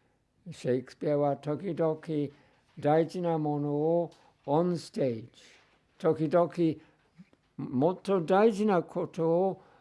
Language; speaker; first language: Japanese; non-native, fluent; English